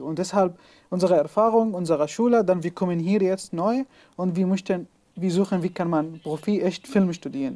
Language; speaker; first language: German; non-native, learner; Arabic